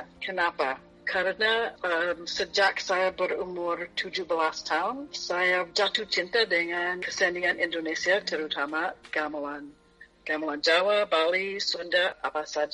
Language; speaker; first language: Indonesian; non-native, fluent; English